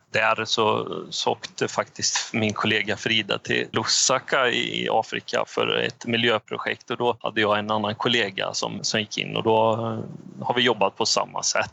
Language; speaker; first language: Swedish; native; Swedish